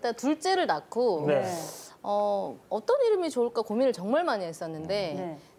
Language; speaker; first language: Korean; native; Korean